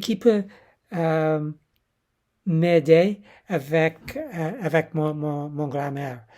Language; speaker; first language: French; non-native, learner; English